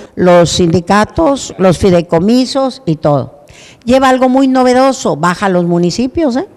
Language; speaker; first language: Spanish; native; Spanish